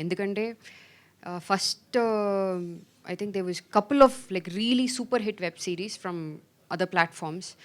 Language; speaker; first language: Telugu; non-native, fluent; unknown